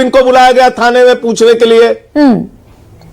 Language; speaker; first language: Hindi; native; Hindi